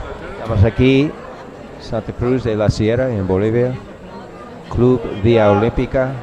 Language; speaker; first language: Spanish; non-native, learner; English